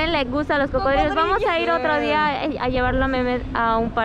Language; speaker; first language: Spanish; native; Spanish